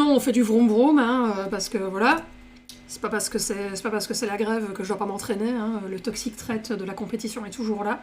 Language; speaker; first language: French; native; French